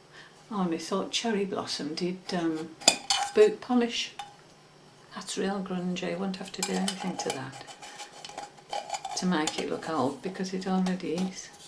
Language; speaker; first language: English; native; English